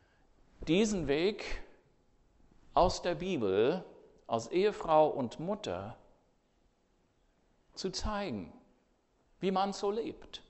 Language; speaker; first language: German; non-native, fluent; English